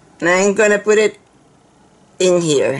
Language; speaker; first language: English; non-native, fluent; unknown